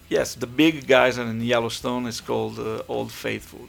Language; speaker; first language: English; non-native, fluent; Italian